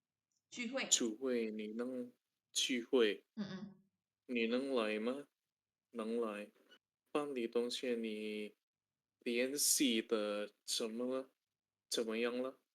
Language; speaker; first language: Chinese; non-native, learner; Indonesian